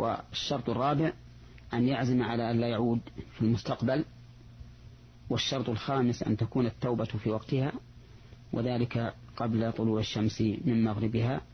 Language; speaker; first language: Arabic; native; Arabic